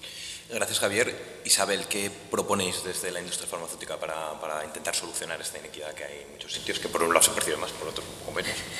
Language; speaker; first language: Spanish; native; Spanish